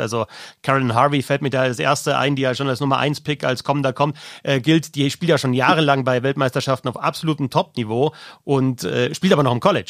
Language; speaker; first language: German; native; German